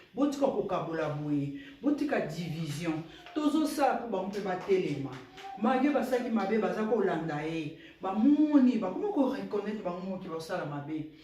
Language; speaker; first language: Lingala; non-native, local second language; Luba-Lulua